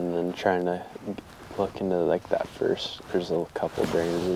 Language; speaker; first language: English; native; English